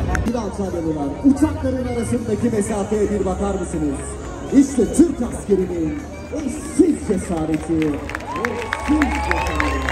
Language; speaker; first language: Turkish; native; Turkish